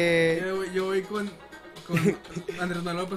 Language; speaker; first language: Spanish; native; Spanish